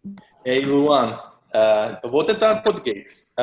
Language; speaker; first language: Portuguese; non-native, learner; English